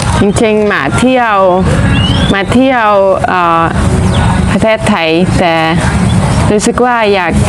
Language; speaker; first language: Thai; non-native, fluent; Dutch